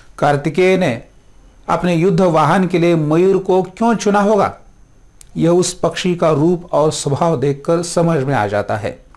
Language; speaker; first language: Hindi; non-native, local second language; Marathi